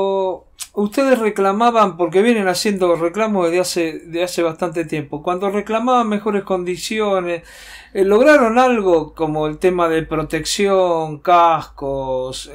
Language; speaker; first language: Spanish; native; Spanish